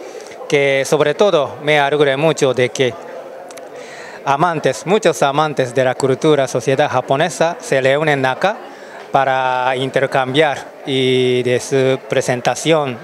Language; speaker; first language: Spanish; non-native, learner; Japanese